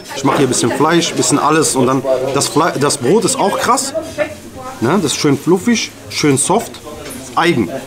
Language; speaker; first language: German; early bilingual, other home language; Arabic